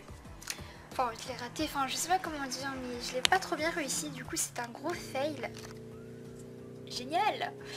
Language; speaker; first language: French; native; French